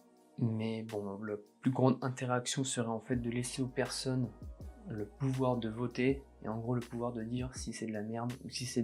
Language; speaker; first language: French; native; French